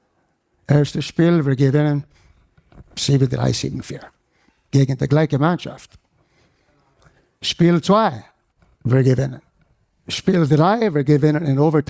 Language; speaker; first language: German; non-native, fluent; English